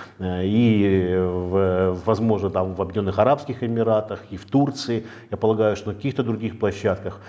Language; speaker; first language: Russian; native; Russian